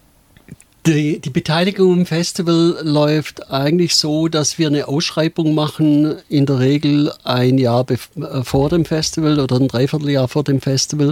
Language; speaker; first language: German; native; German